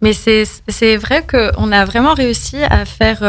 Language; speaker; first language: French; native; French